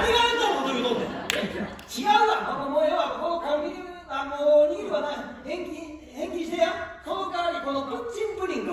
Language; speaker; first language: Japanese; native; Japanese